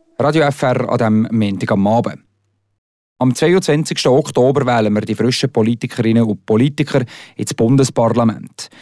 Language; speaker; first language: German; native; German